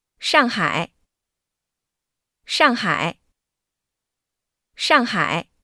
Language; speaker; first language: Chinese; non-native, learner; Korean